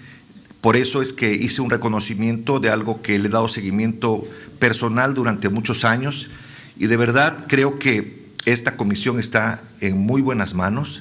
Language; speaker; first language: Spanish; native; Spanish